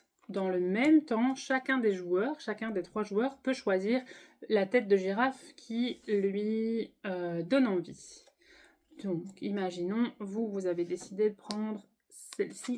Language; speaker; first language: French; native; French